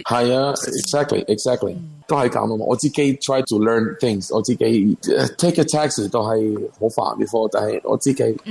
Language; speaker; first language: Cantonese; non-native, learner; Spanish